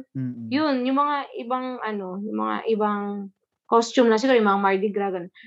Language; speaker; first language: Filipino; non-native, local second language; Hiligaynon